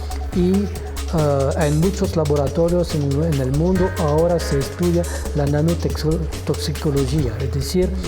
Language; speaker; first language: Spanish; non-native, fluent; French